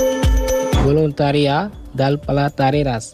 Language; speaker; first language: Catalan; non-native, learner; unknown